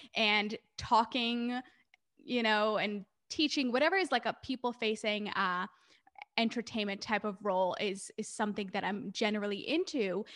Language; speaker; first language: English; early bilingual, other home language; Hebrew